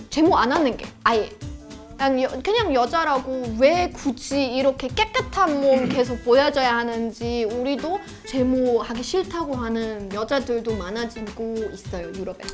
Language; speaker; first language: Korean; non-native, fluent; German